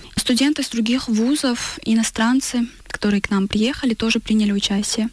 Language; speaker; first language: Russian; non-native, local second language; Chechen